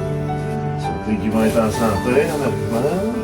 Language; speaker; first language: French; native; French